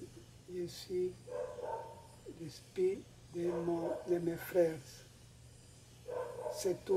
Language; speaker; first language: French; non-native, learner; Spanish